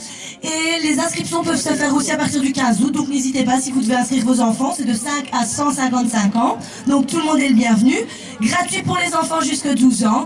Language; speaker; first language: French; native; French